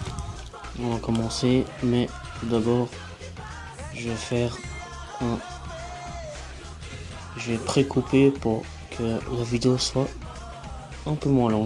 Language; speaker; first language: French; native; French